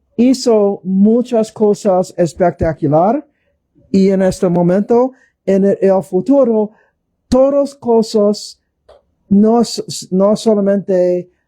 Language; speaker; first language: Spanish; non-native, learner; English